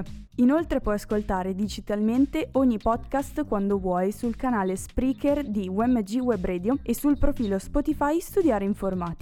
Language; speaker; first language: Italian; native; Italian